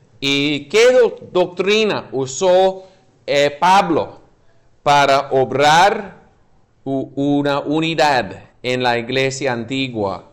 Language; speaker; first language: Spanish; non-native, fluent; English